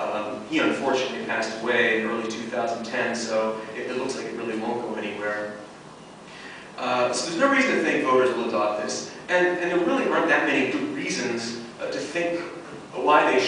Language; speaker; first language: English; native; English